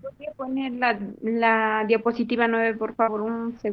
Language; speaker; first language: Spanish; native; Spanish